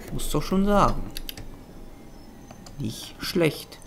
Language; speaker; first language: German; native; German